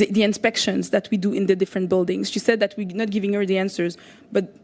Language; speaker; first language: English; non-native, local second language; French